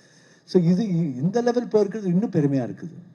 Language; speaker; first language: Tamil; non-native, local second language; Kannada